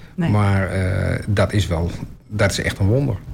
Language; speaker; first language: Dutch; native; Dutch